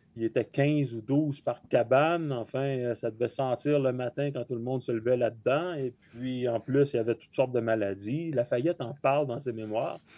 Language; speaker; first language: French; native; French